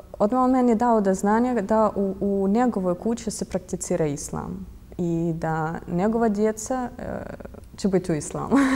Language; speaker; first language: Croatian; non-native, fluent; Russian